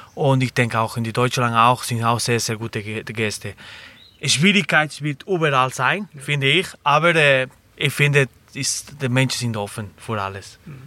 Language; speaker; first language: German; non-native, learner; Spanish